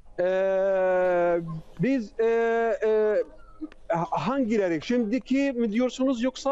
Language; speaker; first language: Turkish; non-native, fluent; Arabic